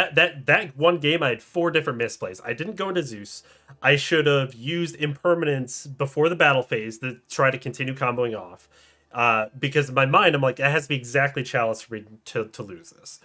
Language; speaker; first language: English; native; English